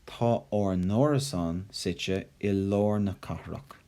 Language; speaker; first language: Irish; non-native, local second language; English